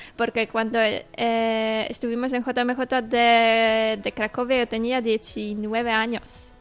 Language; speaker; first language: Spanish; non-native, learner; Polish